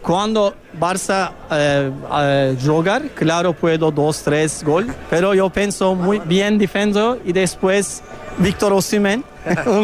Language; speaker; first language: Spanish; non-native, learner; Turkish